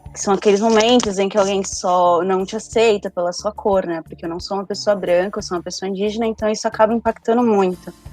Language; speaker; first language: Portuguese; early bilingual, other home language; Spanish